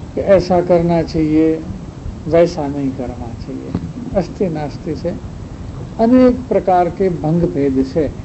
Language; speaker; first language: Hindi; non-native, local second language; Gujarati